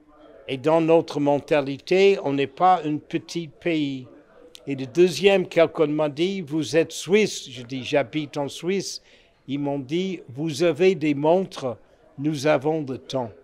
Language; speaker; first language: French; non-native, fluent; English